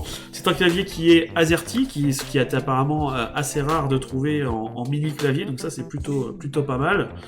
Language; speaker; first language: French; native; French